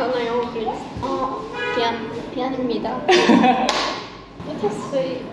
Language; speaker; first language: Korean; non-native, learner; Arabic